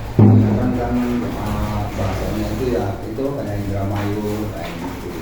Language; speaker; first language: Indonesian; non-native, local second language; Javanese